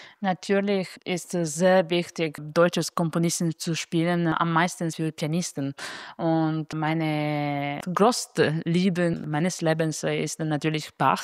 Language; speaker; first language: German; non-native, fluent; Italian